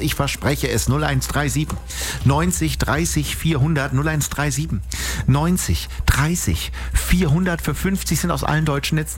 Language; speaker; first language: German; native; German